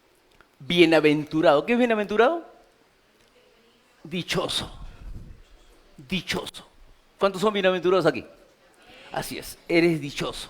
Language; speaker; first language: Spanish; native; Spanish